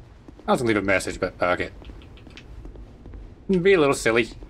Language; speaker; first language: English; native; English